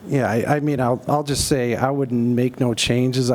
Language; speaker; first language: English; native; English